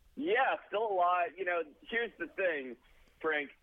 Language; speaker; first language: English; native; English